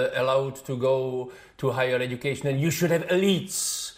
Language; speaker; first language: English; non-native, fluent; Czech